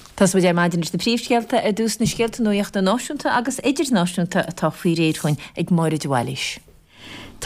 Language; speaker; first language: Irish; native; Irish